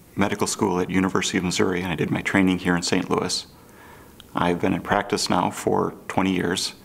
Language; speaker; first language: English; native; English